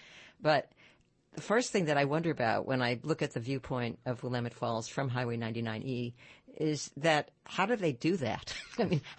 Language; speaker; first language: English; native; English